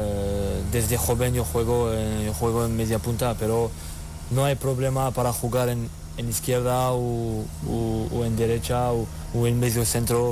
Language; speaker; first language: Spanish; non-native, learner; French